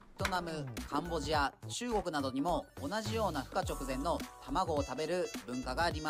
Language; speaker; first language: Japanese; native; Japanese